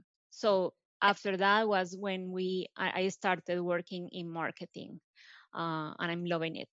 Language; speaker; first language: English; non-native, fluent; Spanish